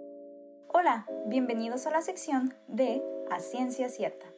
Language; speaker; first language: Spanish; native; Spanish